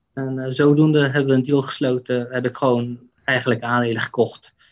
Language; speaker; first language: Dutch; early bilingual, other home language; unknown